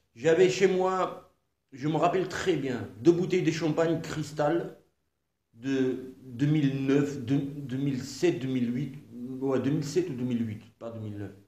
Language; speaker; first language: French; non-native, fluent; Georgian